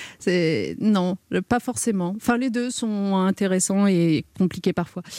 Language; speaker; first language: French; early bilingual, other home language; Arabic